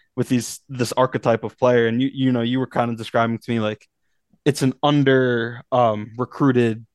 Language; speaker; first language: English; native; English